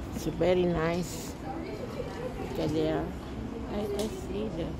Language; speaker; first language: English; non-native, learner; Indonesian